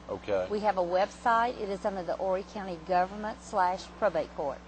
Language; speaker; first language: English; native; English